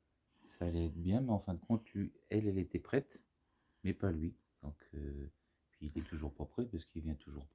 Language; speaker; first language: French; native; French